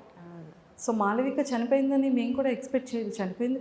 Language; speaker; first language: Telugu; native; Telugu